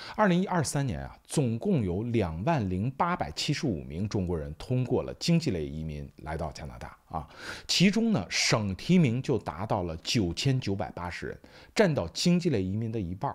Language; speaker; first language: Chinese; native; Chinese